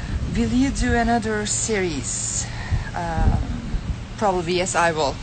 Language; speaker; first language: English; non-native, fluent; Turkish